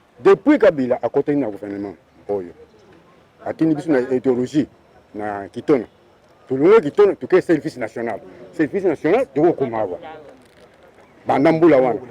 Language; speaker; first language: Lingala; non-native, local second language; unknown